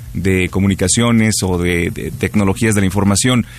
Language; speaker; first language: Spanish; native; Spanish